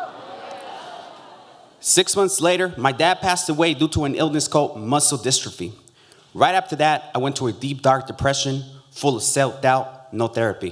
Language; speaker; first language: English; early bilingual, other home language; Spanish